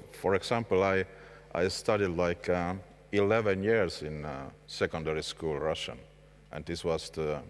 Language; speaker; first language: English; non-native, fluent; Estonian